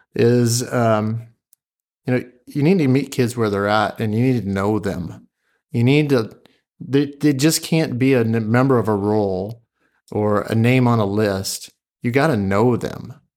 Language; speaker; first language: English; native; English